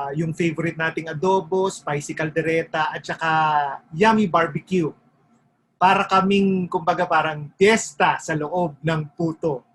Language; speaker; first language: Filipino; native; Filipino